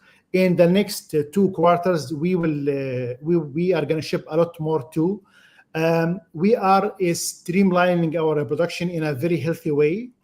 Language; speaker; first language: English; non-native, fluent; Arabic